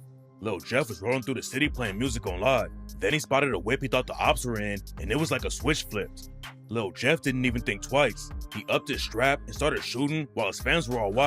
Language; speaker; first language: English; native; English